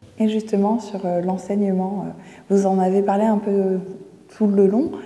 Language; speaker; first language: French; native; French